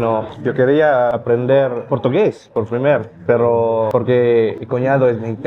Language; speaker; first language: Spanish; non-native, learner; Cebuano